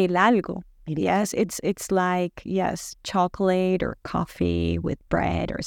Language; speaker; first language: English; non-native, fluent; Spanish